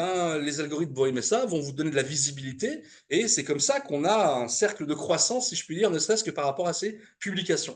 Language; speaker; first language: French; native; French